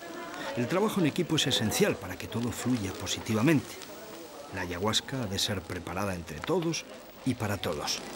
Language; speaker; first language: Spanish; native; Spanish